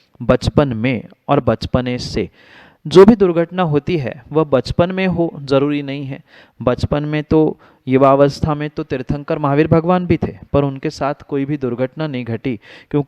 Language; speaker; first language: Hindi; native; Hindi